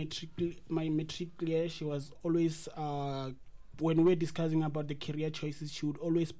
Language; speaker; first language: English; non-native, local second language; Venda